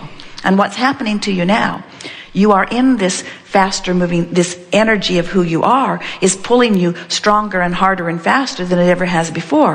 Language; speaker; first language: English; native; English